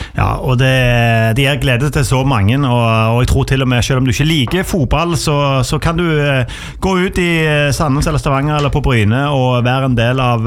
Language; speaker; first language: Norwegian; native; Norwegian